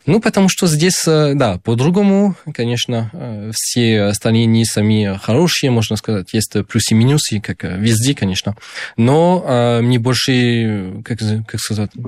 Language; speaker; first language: Russian; non-native, fluent; French